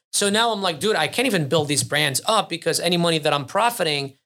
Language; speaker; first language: English; early bilingual, other home language; Arabic